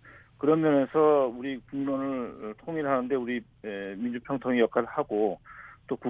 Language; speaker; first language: Korean; native; Korean